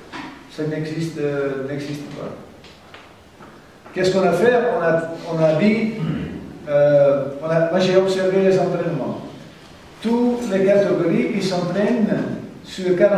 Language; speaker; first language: French; non-native, fluent; German